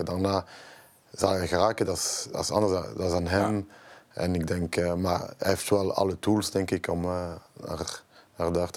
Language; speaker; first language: Dutch; non-native, local second language; French